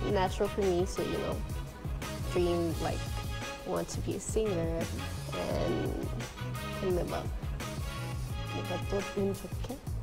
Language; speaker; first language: English; non-native, fluent; Thai